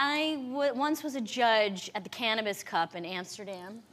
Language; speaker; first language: English; native; English